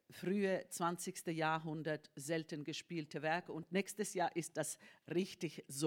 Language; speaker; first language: German; non-native, fluent; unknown